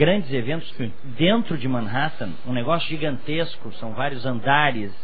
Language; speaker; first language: Portuguese; native; Portuguese